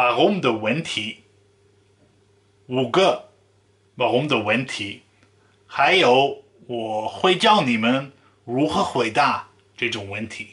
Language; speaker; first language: Chinese; non-native, fluent; Dutch